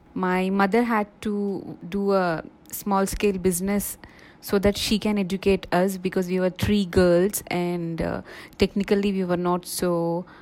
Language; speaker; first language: English; non-native, local second language; Telugu